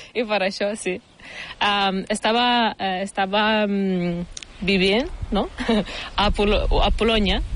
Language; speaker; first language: Catalan; non-native, learner; Ukrainian